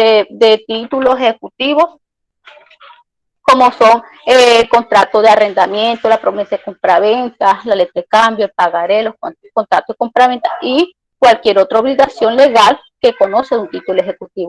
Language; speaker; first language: Spanish; native; Spanish